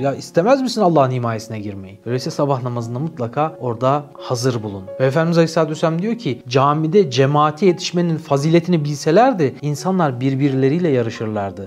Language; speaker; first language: Turkish; native; Turkish